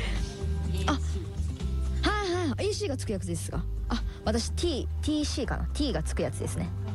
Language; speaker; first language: Japanese; native; Japanese